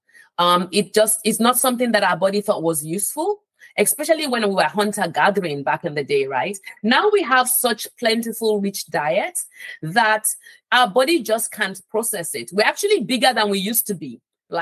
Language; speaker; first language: English; non-native, local second language; Yoruba